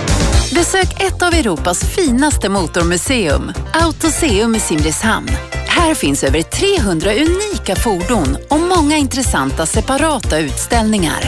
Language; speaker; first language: Swedish; native; Swedish